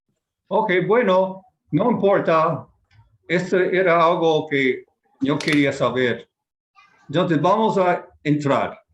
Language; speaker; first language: Spanish; non-native, fluent; Japanese